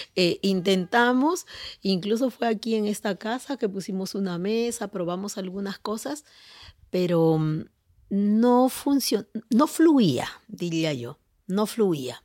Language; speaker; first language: Spanish; native; Spanish